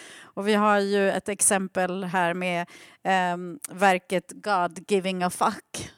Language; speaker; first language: Swedish; native; Swedish